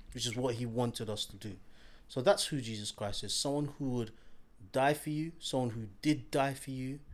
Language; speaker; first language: English; native; English